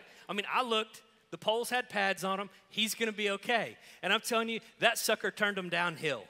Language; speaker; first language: English; native; English